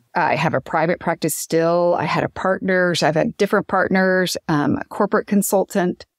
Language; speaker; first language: English; native; English